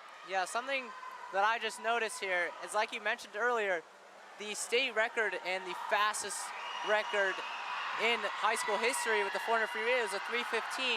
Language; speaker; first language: English; native; English